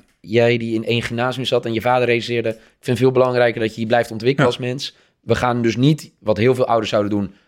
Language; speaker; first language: Dutch; native; Dutch